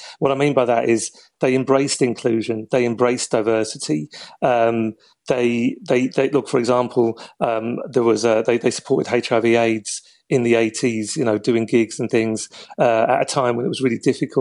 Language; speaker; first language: English; native; English